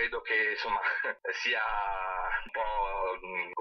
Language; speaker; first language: Italian; native; Italian